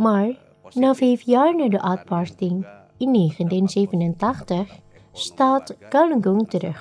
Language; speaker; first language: Dutch; non-native, learner; Indonesian